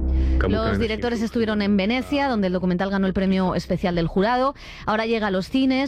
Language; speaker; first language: Spanish; native; Spanish